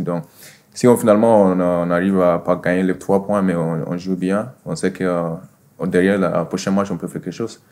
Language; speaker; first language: French; non-native, fluent; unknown